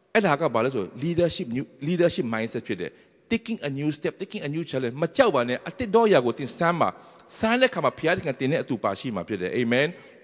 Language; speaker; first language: Burmese; non-native, local second language; Tedim Chin